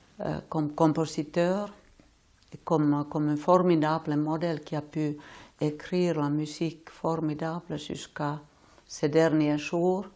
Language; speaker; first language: French; non-native, fluent; Finnish